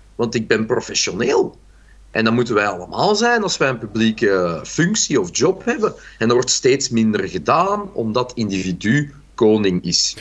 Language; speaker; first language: Dutch; native; Dutch